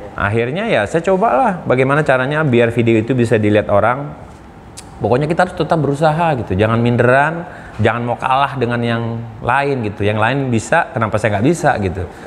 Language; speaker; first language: Indonesian; native; Indonesian